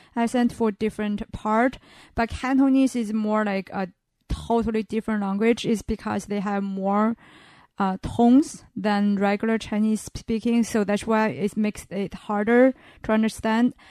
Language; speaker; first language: English; non-native, fluent; Chinese